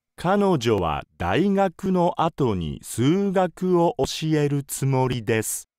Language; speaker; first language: Japanese; native; Japanese